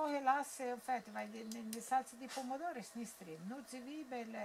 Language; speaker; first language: German; non-native, learner; Italian